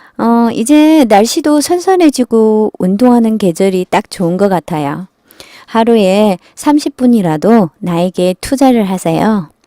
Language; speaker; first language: Korean; non-native, fluent; Chinese